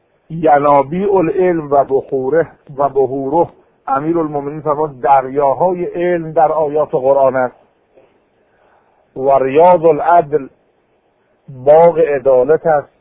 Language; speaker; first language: Persian; native; Persian